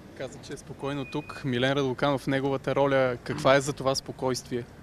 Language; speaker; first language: Bulgarian; native; Bulgarian